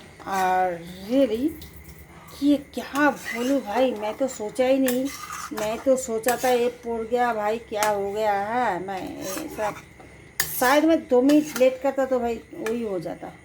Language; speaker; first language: Hindi; non-native, local second language; Bangla